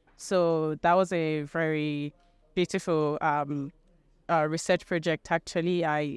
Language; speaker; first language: English; non-native, local second language; Yoruba